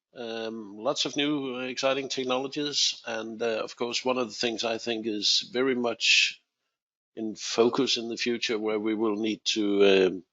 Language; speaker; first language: English; non-native, fluent; Danish